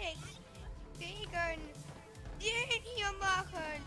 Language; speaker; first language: German; native; German